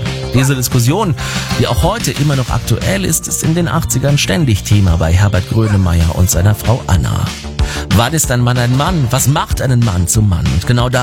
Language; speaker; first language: German; native; German